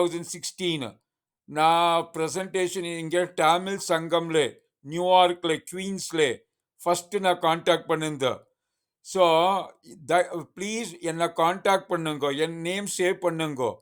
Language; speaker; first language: Tamil; non-native, learner; Kannada